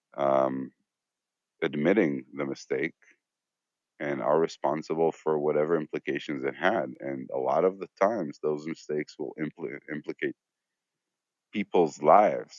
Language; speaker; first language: English; non-native, fluent; Hebrew